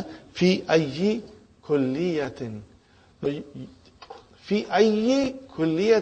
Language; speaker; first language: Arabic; non-native, fluent; Urdu